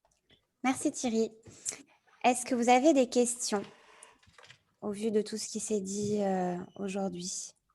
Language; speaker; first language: French; native; French